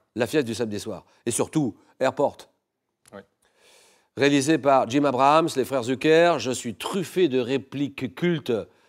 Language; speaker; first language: French; native; French